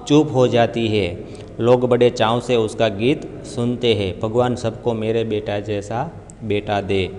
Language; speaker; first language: Hindi; non-native, local second language; Gujarati